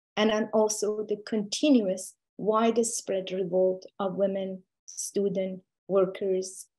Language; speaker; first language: English; non-native, fluent; Persian